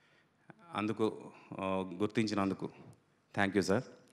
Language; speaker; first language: Telugu; native; Telugu